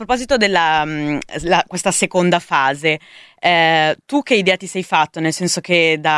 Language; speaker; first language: Italian; native; Italian